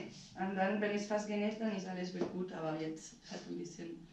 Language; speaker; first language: German; non-native, learner; Spanish